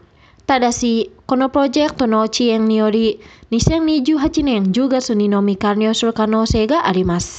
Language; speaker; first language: Japanese; non-native, fluent; Indonesian